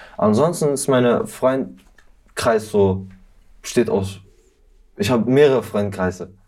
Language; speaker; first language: German; early bilingual, other home language; Arabic